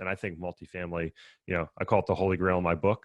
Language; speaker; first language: English; native; English